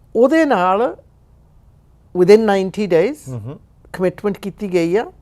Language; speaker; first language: Punjabi; early bilingual, other home language; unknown